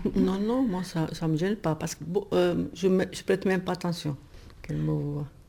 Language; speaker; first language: French; non-native, fluent; Italian